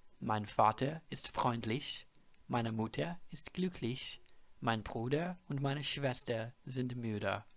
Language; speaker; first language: German; non-native, fluent; English